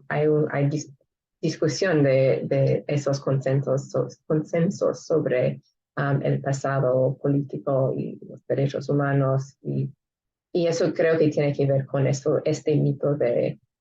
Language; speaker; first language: Spanish; non-native, fluent; English